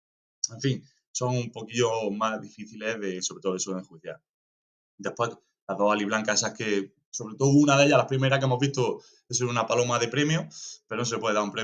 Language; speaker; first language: Spanish; native; Spanish